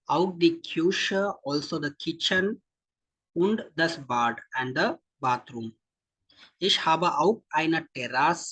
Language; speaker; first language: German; non-native, fluent; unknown